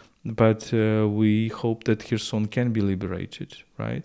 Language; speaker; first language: English; non-native, fluent; Ukrainian